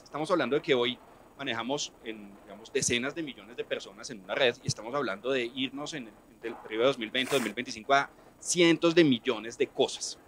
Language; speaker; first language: Spanish; native; Spanish